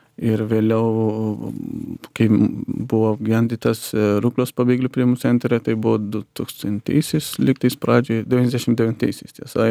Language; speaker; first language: Lithuanian; non-native, fluent; Persian